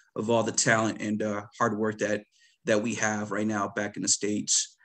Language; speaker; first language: English; early bilingual, other home language; Spanish